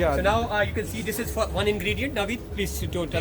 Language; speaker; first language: English; non-native, learner; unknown